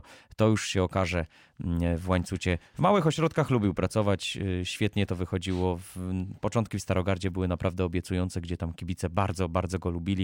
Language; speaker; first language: Polish; native; Polish